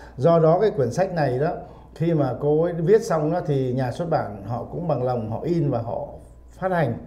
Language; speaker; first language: Vietnamese; native; Vietnamese